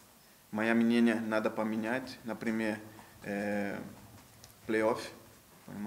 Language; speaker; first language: Russian; non-native, learner; Portuguese